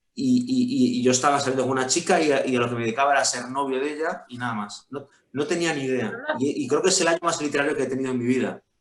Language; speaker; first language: Spanish; native; Spanish